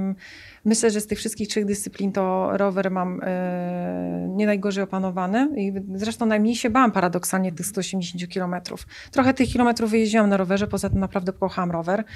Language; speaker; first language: Polish; native; Polish